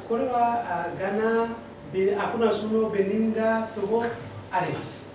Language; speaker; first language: Japanese; non-native, learner; Mossi